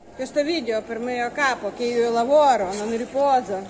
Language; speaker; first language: Italian; non-native, learner; Ukrainian